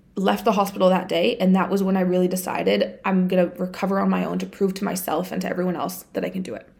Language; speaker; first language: English; non-native, fluent; Bulgarian